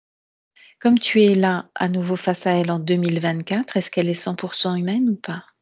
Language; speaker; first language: French; native; French